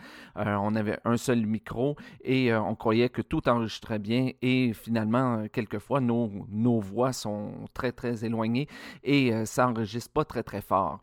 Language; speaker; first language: French; native; French